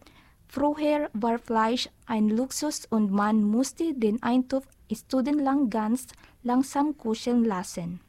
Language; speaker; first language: German; non-native, learner; Filipino